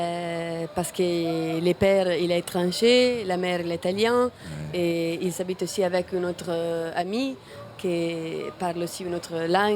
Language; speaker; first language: French; non-native, fluent; Italian